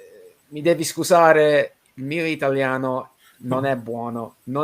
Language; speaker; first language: Italian; non-native, learner; English